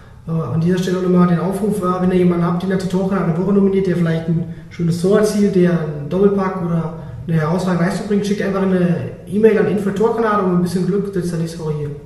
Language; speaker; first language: German; native; German